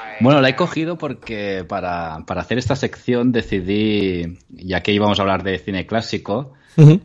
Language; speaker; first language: Spanish; native; Spanish